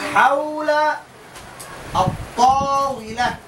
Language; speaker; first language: Arabic; non-native, fluent; Tausug